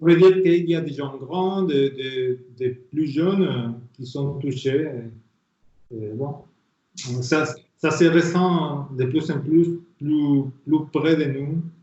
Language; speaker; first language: French; non-native, fluent; Spanish